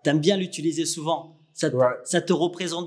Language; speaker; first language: French; native; French